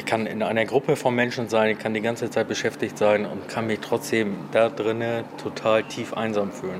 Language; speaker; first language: German; native; German